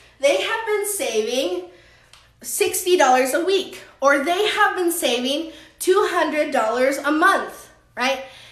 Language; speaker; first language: English; early bilingual, other home language; Spanish